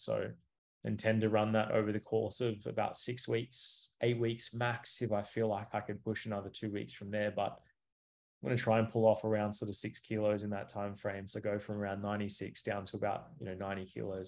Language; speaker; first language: English; native; English